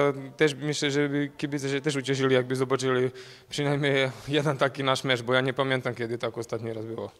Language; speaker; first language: Polish; non-native, fluent; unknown